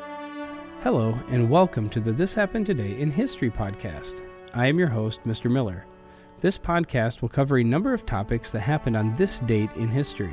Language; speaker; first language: English; native; English